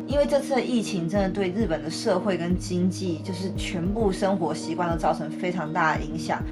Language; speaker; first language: Chinese; native; Chinese